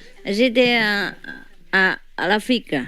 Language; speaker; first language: French; non-native, learner; Vietnamese